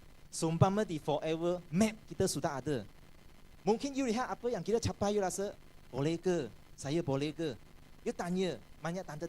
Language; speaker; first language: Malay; non-native, local second language; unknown